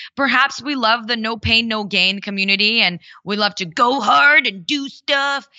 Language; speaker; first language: English; early bilingual, other home language; Russian